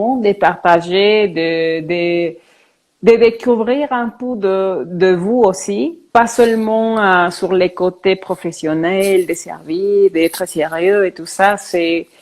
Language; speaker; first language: French; non-native, fluent; Spanish